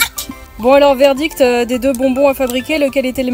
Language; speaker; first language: French; native; French